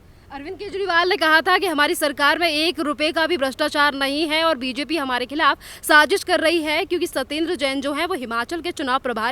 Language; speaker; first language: Hindi; native; Hindi